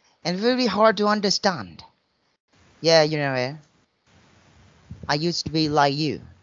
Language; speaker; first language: English; non-native, fluent; Vietnamese